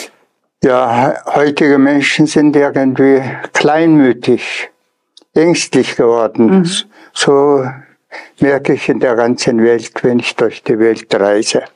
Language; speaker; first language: German; non-native, fluent; Tuvinian